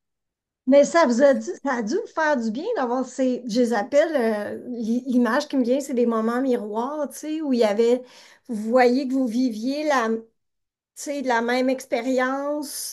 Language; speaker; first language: French; native; French